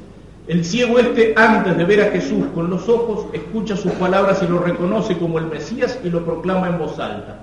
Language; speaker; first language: Spanish; native; Spanish